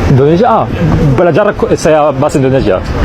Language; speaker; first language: Indonesian; non-native, learner; English